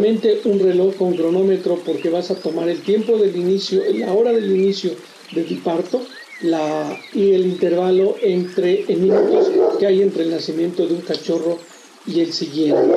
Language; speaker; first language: Spanish; native; Spanish